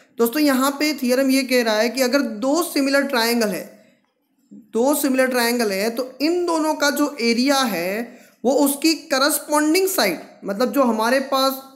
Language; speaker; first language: Hindi; non-native, local second language; Gujarati